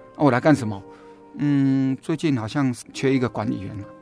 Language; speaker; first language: Chinese; native; Chinese